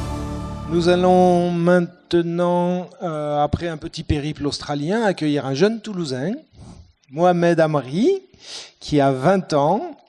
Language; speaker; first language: French; native; French